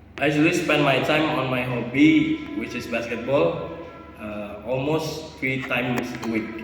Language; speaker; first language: English; non-native, learner; Indonesian